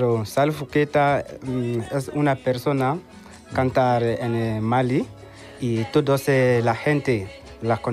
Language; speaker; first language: Spanish; non-native, learner; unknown